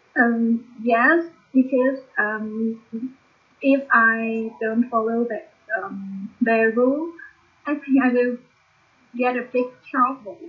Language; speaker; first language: English; non-native, learner; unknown